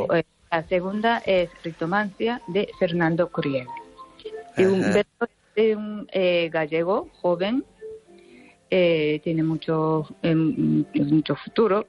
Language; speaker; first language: Spanish; non-native, fluent; Japanese